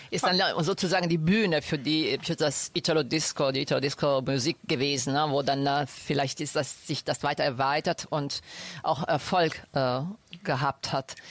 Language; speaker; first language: German; early bilingual, other home language; Italian